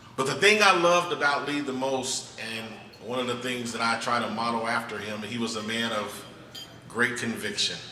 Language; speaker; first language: English; native; English